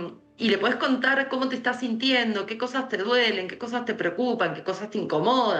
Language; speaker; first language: Spanish; native; Spanish